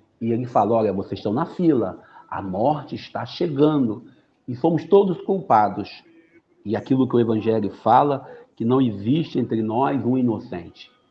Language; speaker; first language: Portuguese; native; Portuguese